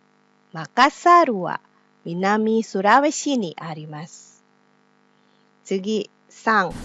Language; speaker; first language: Japanese; non-native, learner; Indonesian